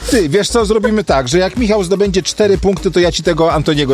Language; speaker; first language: Polish; native; Polish